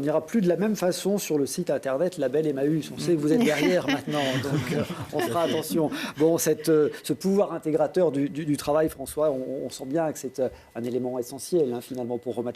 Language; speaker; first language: French; native; French